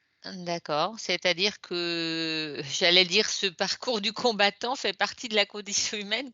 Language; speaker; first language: French; native; French